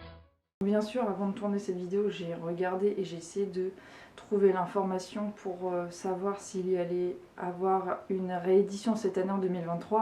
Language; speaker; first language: French; native; French